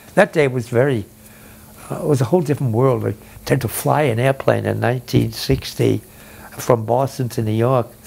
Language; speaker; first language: English; native; English